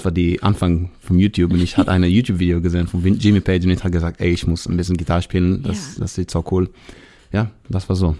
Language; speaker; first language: German; non-native, learner; Hebrew